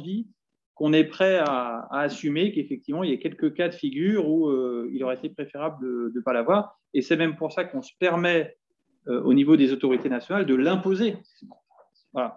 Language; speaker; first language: French; native; French